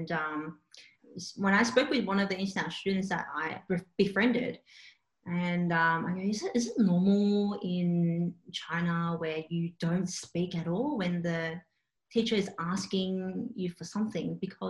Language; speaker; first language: English; non-native, local second language; Cantonese